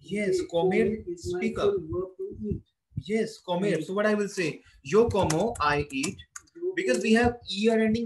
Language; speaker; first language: English; non-native, local second language; Hindi